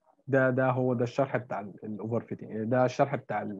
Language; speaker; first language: Arabic; native; Arabic